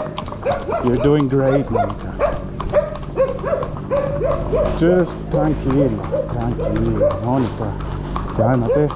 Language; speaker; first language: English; non-native, fluent; German